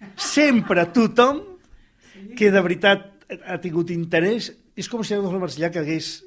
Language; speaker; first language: Catalan; native; Catalan